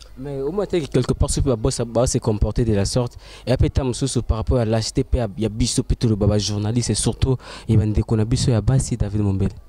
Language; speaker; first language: French; non-native, local second language; Lingala